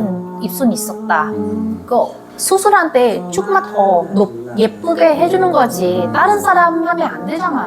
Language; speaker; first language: Korean; non-native, learner; Vietnamese